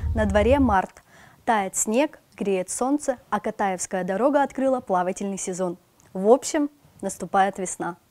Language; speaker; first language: Russian; native; Russian